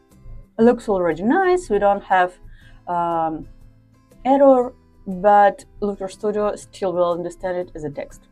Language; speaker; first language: English; non-native, fluent; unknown